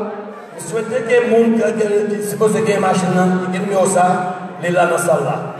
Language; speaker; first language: French; non-native, local second language; Haitian Creole